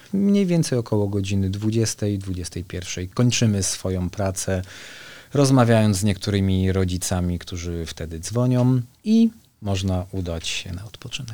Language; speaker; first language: Polish; native; Polish